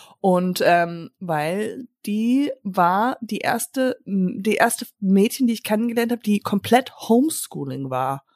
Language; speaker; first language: German; early bilingual, other home language; English